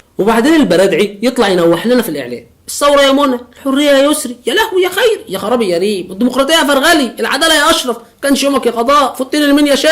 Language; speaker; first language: Arabic; native; Arabic